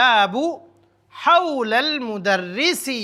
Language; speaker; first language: Arabic; non-native, fluent; Urdu